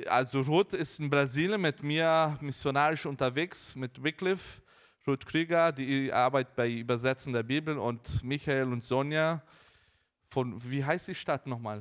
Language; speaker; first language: German; early bilingual, heritage; Portuguese